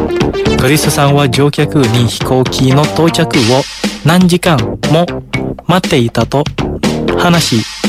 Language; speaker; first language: Japanese; non-native, fluent; Indonesian